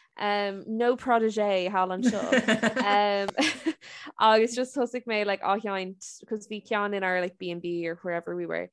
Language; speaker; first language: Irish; non-native, local second language; English